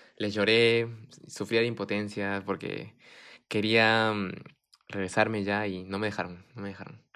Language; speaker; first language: Spanish; early bilingual, heritage; Spanish